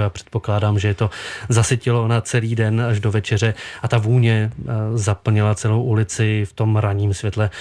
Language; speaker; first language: Czech; native; Czech